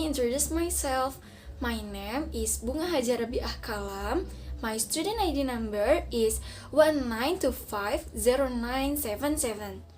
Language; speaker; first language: English; non-native, learner; Indonesian